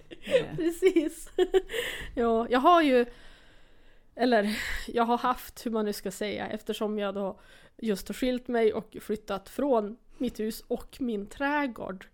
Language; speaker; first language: Swedish; native; Swedish